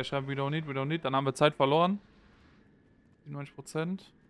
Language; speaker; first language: German; native; German